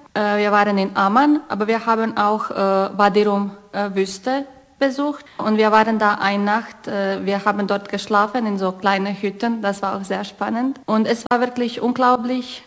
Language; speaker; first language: German; non-native, fluent; Croatian